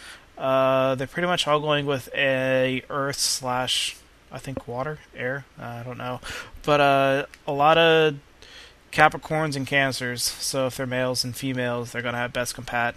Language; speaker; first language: English; native; English